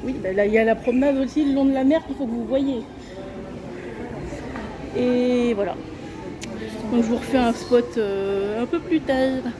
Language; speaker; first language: French; native; French